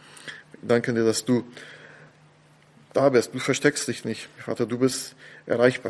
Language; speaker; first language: German; non-native, fluent; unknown